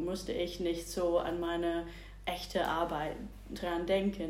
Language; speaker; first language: German; non-native, fluent; English